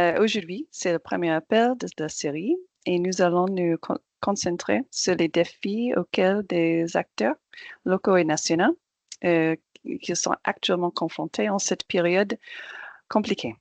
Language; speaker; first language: French; non-native, fluent; English